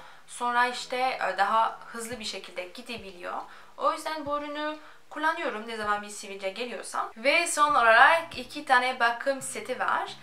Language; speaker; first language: Turkish; non-native, fluent; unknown